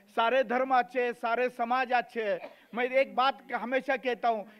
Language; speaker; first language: Hindi; native; Hindi